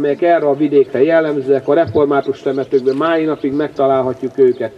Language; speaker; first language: Hungarian; native; Hungarian